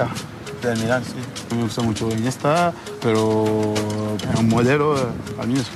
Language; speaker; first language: Spanish; non-native, learner; French